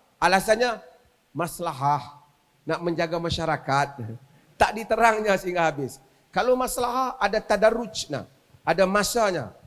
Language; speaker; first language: Malay; native; Malay